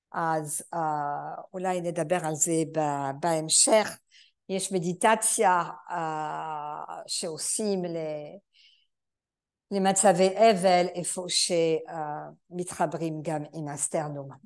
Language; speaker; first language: Hebrew; non-native, fluent; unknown